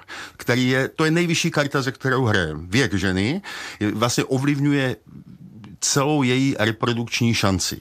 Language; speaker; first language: Czech; native; Czech